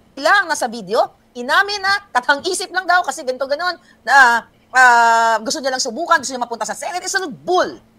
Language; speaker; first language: Filipino; native; Filipino